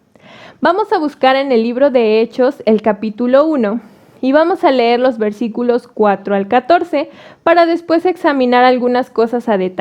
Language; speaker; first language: Spanish; native; Spanish